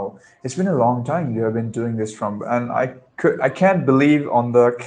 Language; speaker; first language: English; non-native, local second language; Marathi